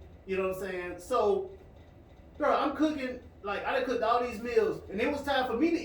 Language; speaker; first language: English; native; English